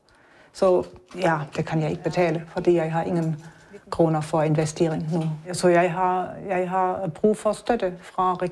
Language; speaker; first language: Danish; non-native, learner; German